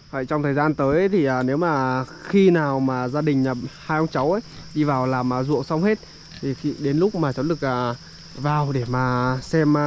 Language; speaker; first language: Vietnamese; native; Vietnamese